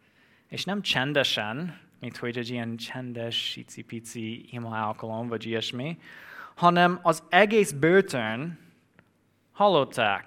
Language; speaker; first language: Hungarian; non-native, fluent; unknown